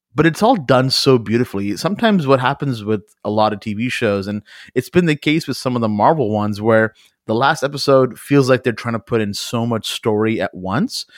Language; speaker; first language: English; early bilingual, other home language; Urdu